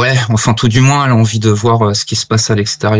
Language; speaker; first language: French; native; French